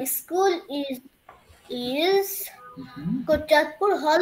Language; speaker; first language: English; non-native, learner; Bangla